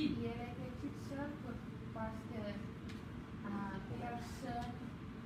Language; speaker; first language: French; non-native, learner; English